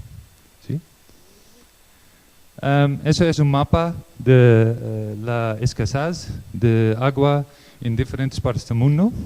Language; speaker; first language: Spanish; non-native, learner; Dutch